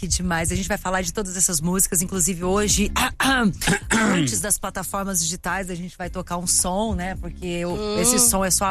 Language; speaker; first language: Portuguese; native; Portuguese